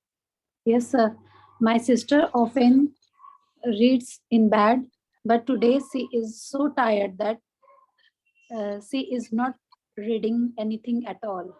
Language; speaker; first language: English; non-native, learner; Hindi